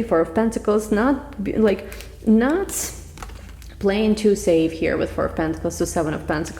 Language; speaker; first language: English; non-native, fluent; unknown